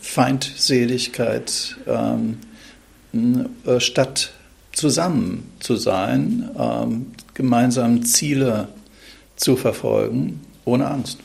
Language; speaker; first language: German; native; German